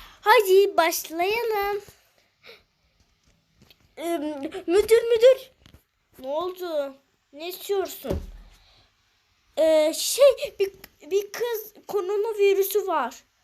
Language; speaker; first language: Turkish; early bilingual, heritage; Turkish